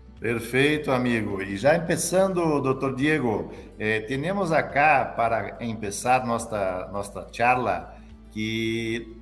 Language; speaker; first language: Spanish; non-native, learner; Portuguese